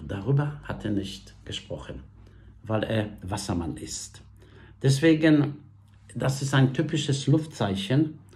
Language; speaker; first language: German; non-native, fluent; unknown